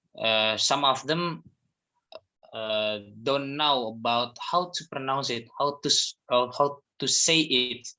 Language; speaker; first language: English; non-native, fluent; Indonesian